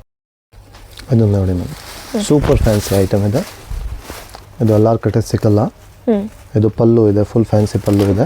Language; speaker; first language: Kannada; non-native, local second language; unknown